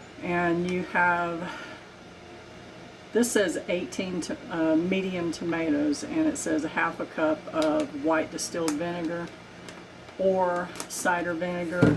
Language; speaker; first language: English; native; English